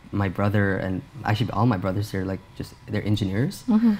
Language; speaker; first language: English; native; English